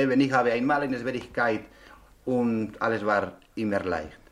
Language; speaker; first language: German; non-native, learner; Spanish